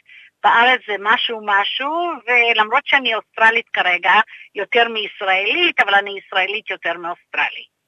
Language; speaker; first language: Hebrew; early bilingual, other home language; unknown